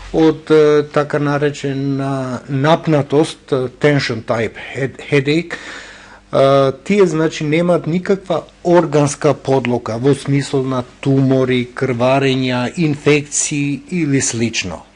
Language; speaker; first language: Macedonian; non-native, local second language; Albanian